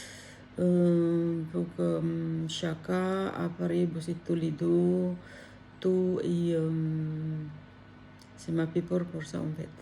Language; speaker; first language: French; non-native, learner; Filipino